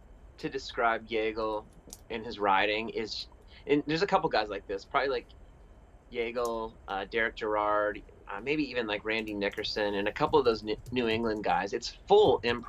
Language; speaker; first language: English; native; English